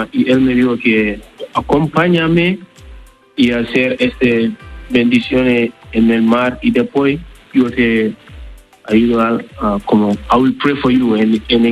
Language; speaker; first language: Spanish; non-native, learner; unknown